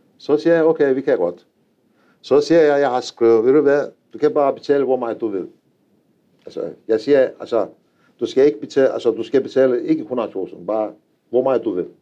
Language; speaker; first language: Danish; non-native, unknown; Turkish